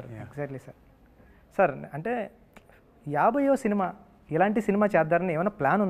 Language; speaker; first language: Telugu; native; Telugu